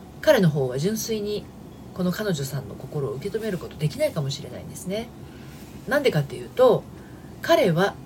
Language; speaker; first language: Japanese; native; Japanese